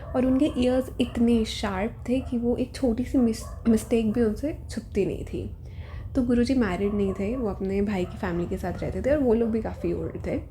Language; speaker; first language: Hindi; native; Hindi